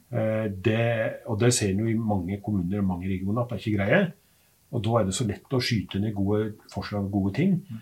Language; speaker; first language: Norwegian; native; Norwegian